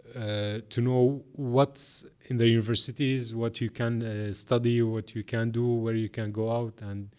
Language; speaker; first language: English; non-native, fluent; Arabic